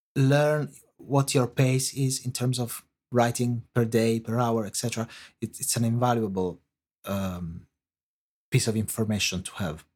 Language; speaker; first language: English; non-native, fluent; Italian